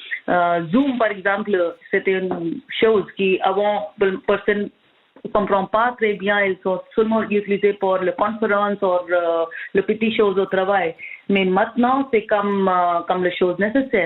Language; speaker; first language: French; non-native, learner; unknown